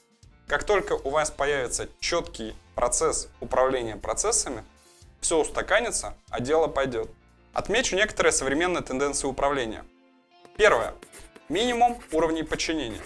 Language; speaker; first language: Russian; native; Russian